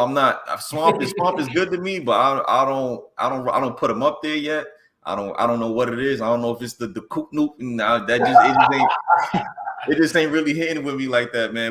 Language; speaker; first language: English; native; English